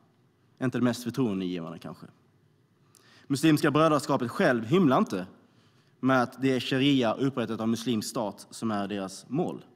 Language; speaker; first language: Swedish; native; Swedish